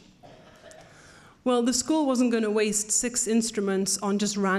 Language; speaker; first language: English; native; English